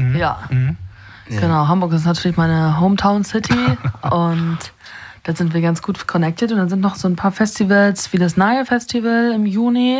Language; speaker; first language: German; native; German